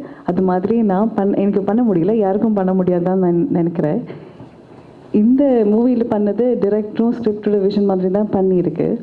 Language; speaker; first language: Tamil; early bilingual, heritage; Tamil